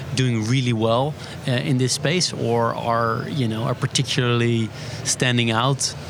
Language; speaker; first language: English; non-native, fluent; Dutch